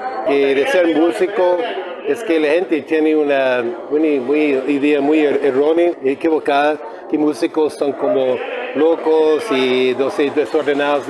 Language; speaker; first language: Spanish; non-native, fluent; English